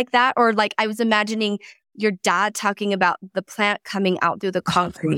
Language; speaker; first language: English; native; English